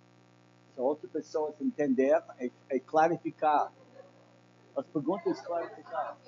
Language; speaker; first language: Portuguese; non-native, learner; English